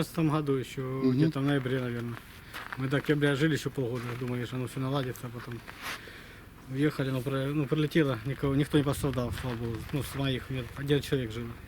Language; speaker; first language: Russian; native; Russian